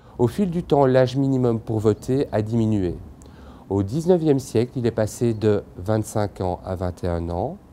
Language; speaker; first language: French; native; French